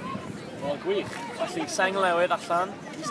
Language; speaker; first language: Welsh; native; Welsh